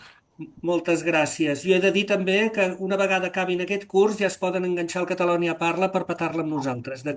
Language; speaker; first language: Catalan; native; Catalan